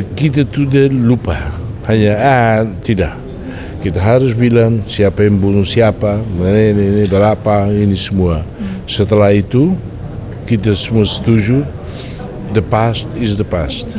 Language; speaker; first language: Indonesian; non-native, fluent; Tetum